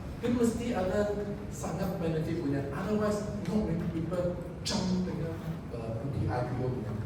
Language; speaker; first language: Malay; non-native, local second language; Chinese